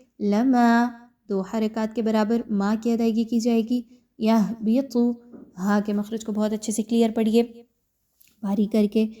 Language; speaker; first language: Urdu; native; Urdu